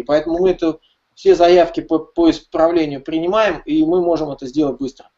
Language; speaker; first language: Russian; native; Russian